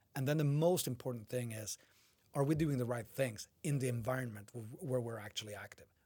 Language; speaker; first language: English; non-native, fluent; Swedish